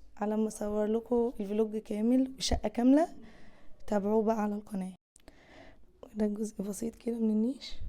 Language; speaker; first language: Egyptian Arabic; native; Egyptian Arabic